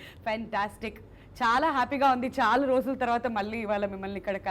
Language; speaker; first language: Telugu; native; Telugu